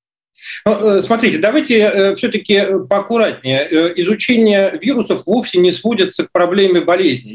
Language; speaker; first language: Russian; native; Russian